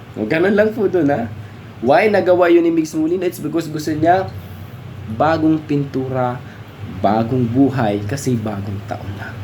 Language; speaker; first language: Filipino; non-native, local second language; Cebuano